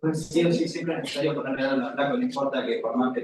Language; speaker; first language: Spanish; native; Spanish